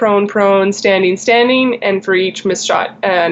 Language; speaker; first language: English; native; English